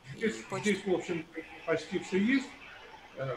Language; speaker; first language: Russian; native; Russian